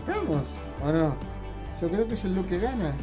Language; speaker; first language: Spanish; native; Spanish